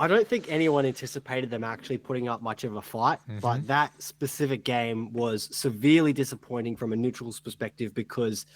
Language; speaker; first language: English; native; English